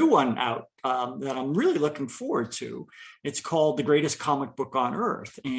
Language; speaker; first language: English; native; English